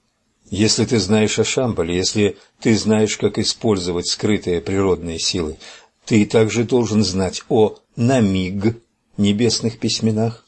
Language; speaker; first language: Russian; native; Russian